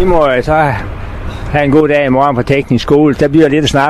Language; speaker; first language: Danish; native; Danish